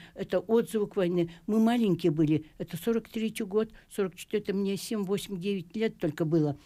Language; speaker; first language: Russian; native; Russian